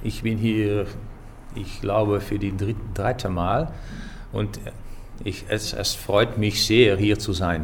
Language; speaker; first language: German; non-native, learner; Dutch